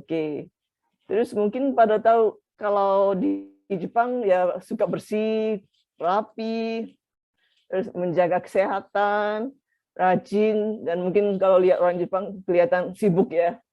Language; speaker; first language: Indonesian; non-native, fluent; Japanese